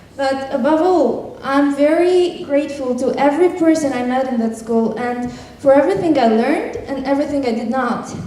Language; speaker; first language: English; non-native, fluent; Albanian